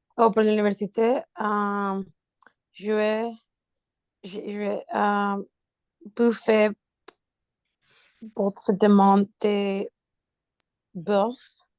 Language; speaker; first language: French; non-native, learner; Spanish